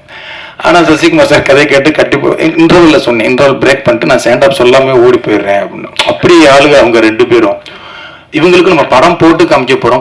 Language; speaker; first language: Tamil; native; Tamil